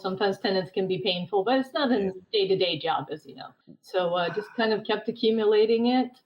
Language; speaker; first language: English; native; English